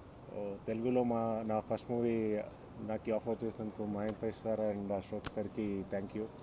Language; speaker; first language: Telugu; non-native, local second language; Kannada